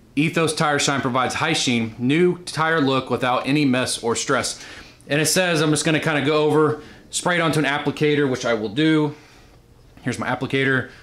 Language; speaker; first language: English; native; English